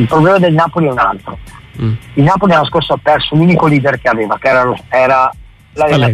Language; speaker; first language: Italian; native; Italian